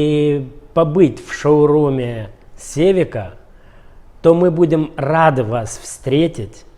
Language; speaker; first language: Russian; native; Russian